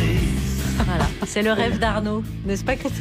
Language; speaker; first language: French; native; French